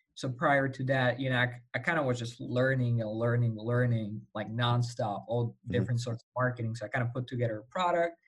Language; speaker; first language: English; non-native, fluent; Slovak